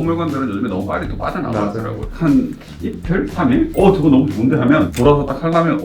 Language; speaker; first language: Korean; native; Korean